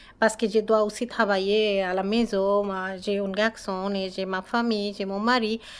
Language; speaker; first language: French; non-native, learner; Bangla